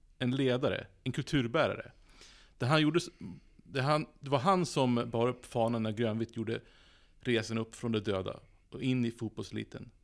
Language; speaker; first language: Swedish; native; Swedish